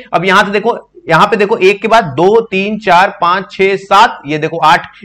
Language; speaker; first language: Hindi; native; Hindi